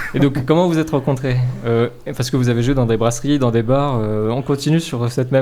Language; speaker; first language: French; native; French